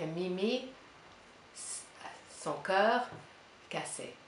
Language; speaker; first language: French; non-native, learner; English